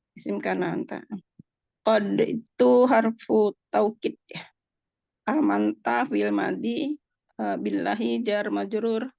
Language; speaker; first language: Arabic; non-native, learner; Indonesian